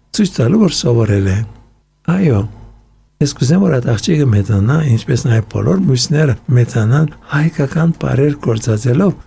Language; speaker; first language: Armenian; early bilingual, heritage; Armenian